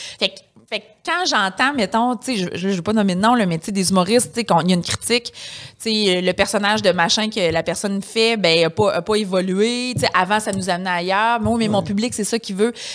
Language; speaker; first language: French; native; French